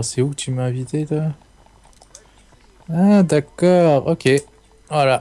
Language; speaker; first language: French; native; French